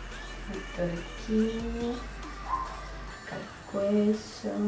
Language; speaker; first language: Spanish; native; Spanish